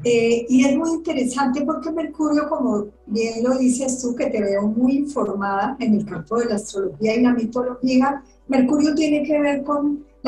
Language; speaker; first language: Spanish; native; Spanish